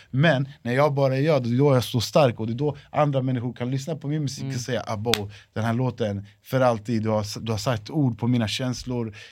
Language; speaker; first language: Swedish; native; Swedish